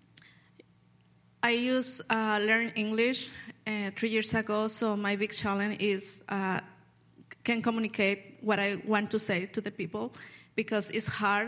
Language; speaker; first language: English; non-native, learner; Spanish